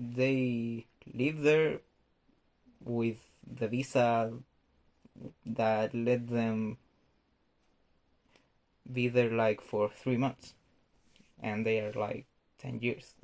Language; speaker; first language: English; non-native, fluent; Spanish